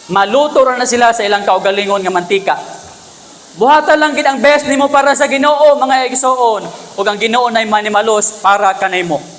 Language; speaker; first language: Cebuano; native; Cebuano